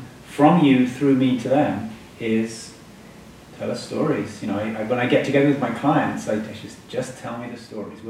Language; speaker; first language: English; native; English